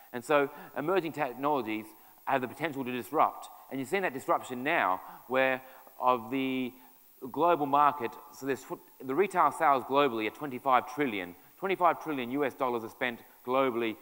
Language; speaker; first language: English; native; English